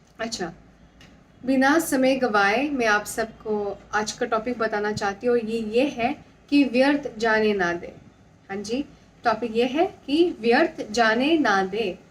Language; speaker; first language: Hindi; non-native, local second language; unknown